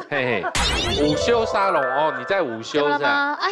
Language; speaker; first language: Chinese; native; Chinese